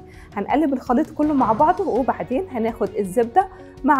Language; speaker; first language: Arabic; native; Arabic